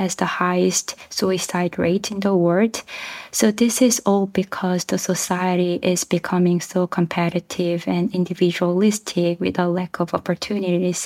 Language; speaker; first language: English; non-native, fluent; Korean